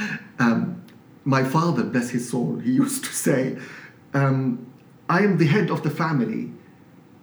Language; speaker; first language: English; non-native, fluent; Arabic